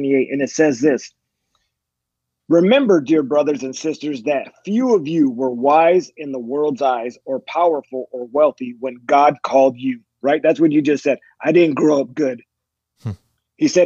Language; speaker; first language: English; native; English